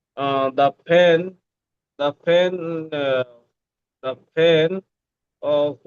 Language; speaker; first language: English; non-native, learner; Bangla